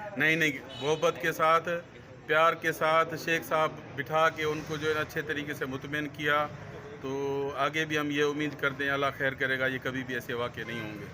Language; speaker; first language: Urdu; non-native, local second language; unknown